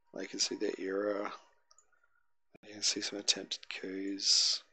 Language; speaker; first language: English; native; English